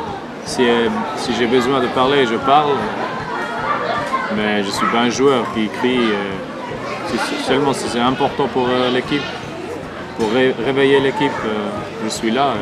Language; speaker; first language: French; non-native, fluent; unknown